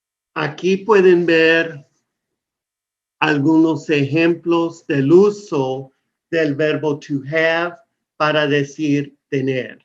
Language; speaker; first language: Spanish; non-native, fluent; English